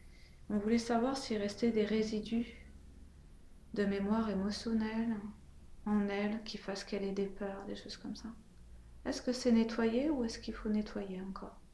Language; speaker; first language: French; native; French